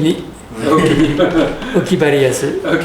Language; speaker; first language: Japanese; non-native, learner; French